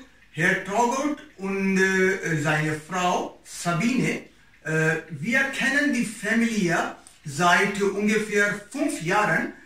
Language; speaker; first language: German; non-native, learner; Urdu